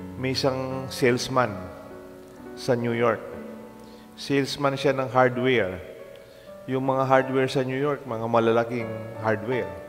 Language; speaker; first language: Filipino; non-native, local second language; Pampanga